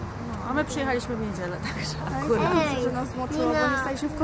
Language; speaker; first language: Polish; native; Polish